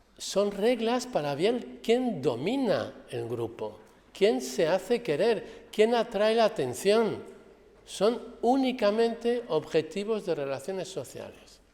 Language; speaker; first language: Spanish; non-native, fluent; French